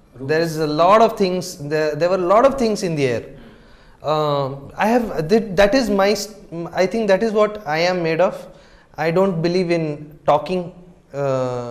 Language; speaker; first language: English; non-native, local second language; Telugu